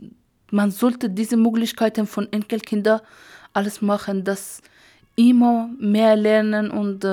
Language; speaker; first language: German; non-native, learner; Persian